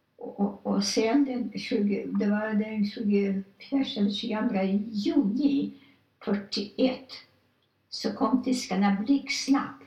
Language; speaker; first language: Swedish; non-native, fluent; Polish